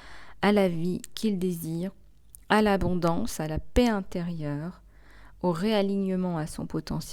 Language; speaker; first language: French; native; French